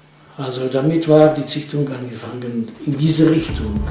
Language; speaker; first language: German; non-native, fluent; Czech